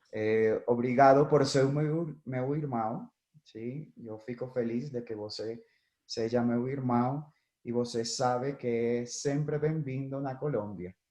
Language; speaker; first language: Portuguese; non-native, fluent; Spanish